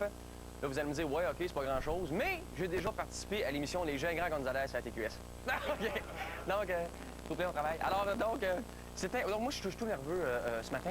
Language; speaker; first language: French; native; French